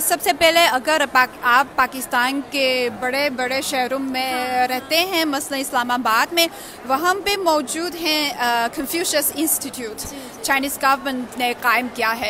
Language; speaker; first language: Hindi; non-native, fluent; Chinese